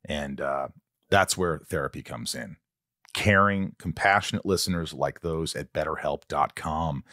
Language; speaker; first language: English; native; English